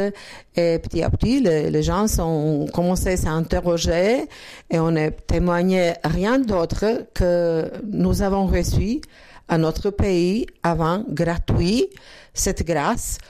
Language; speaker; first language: French; non-native, learner; Croatian